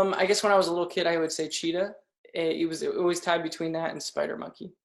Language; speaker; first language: English; native; English